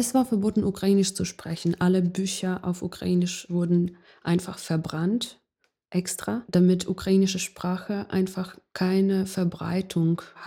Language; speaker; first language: German; non-native, fluent; Ukrainian